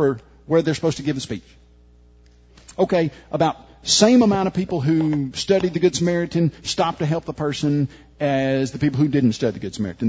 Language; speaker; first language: English; native; English